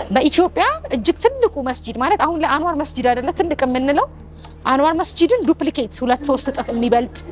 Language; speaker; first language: Amharic; native; Amharic